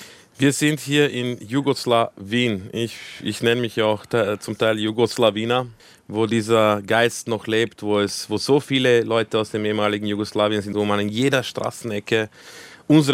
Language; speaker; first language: German; early bilingual, other home language; Croatian